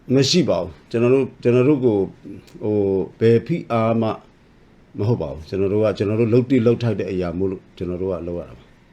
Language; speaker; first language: Burmese; non-native, local second language; S'gaw Karen